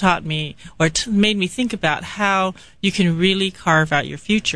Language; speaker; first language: English; native; English